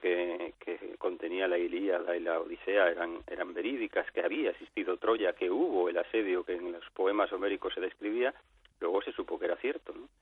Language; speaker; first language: Spanish; native; Spanish